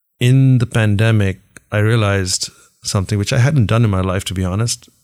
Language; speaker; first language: English; non-native, local second language; Hindi